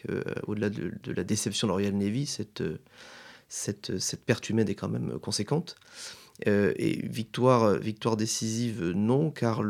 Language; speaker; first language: French; native; French